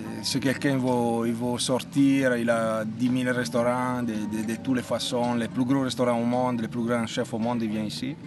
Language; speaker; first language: French; non-native, fluent; Italian